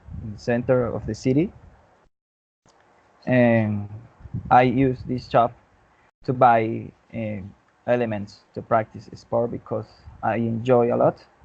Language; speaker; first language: English; non-native, learner; Spanish